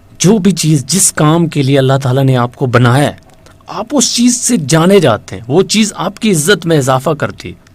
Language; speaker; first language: Urdu; native; Urdu